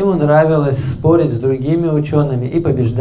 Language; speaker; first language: Russian; native; Russian